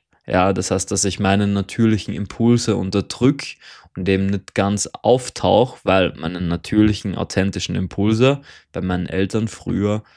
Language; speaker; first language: German; native; German